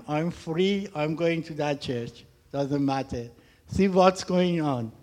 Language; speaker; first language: English; non-native, learner; Persian